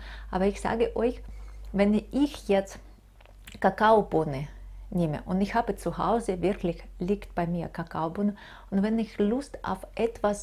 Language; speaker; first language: German; non-native, fluent; Russian